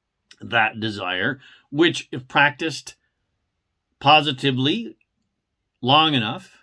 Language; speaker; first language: English; native; English